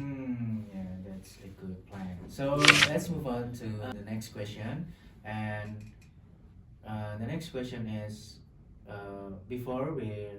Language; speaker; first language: English; non-native, local second language; Indonesian